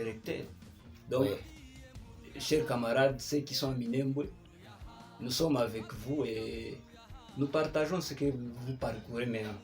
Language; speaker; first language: French; non-native, local second language; Kinyarwanda